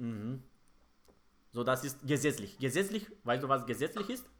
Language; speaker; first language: German; non-native, fluent; Romanian